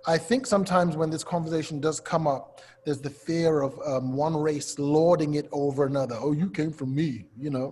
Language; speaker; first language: English; native; English